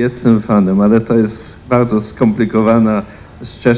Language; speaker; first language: Polish; non-native, fluent; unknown